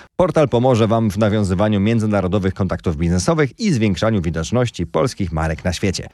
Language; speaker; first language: Polish; native; Polish